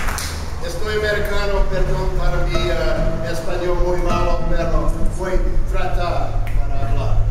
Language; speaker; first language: Spanish; non-native, learner; English